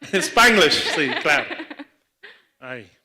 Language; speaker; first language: Spanish; non-native, learner; English